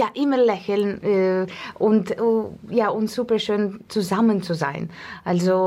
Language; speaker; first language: German; non-native, fluent; Russian